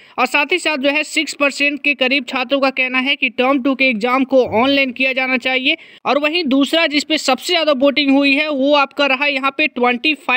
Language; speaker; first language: Hindi; native; Hindi